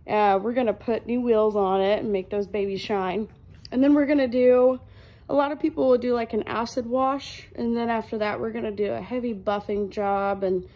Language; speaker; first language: English; native; English